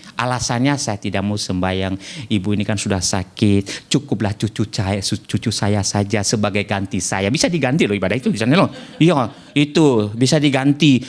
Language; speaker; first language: Indonesian; non-native, local second language; Nias